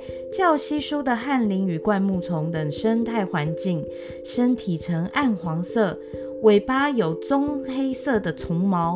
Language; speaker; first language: Chinese; native; Chinese